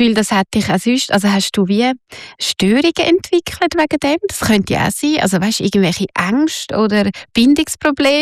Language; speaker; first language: German; native; German